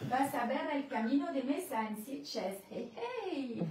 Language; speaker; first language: Spanish; non-native, learner; French